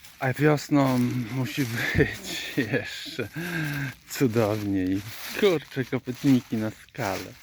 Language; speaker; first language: Polish; native; Polish